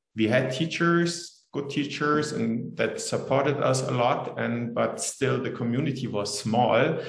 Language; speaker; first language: English; non-native, fluent; German